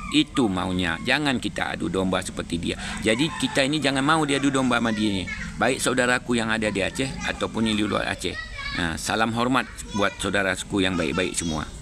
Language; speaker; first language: Indonesian; non-native, local second language; Achinese